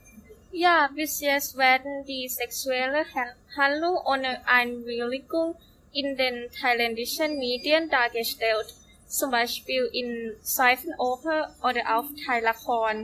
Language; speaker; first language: German; non-native, learner; Thai